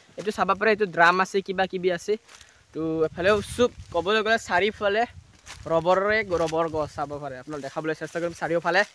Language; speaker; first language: Assamese; non-native, local second language; Karbi